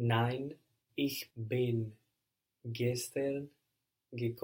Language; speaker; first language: German; non-native, learner; English